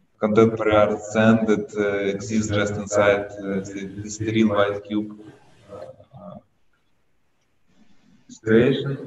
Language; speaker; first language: English; non-native, learner; Russian